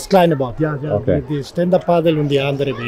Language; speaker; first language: German; non-native, learner; Spanish